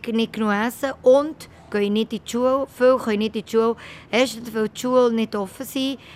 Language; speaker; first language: German; non-native, fluent; Spanish